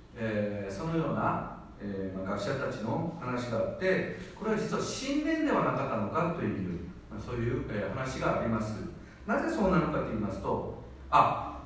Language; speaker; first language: Japanese; non-native, fluent; Korean